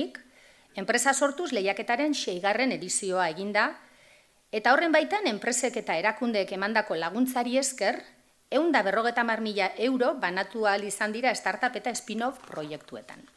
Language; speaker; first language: Basque; native; Basque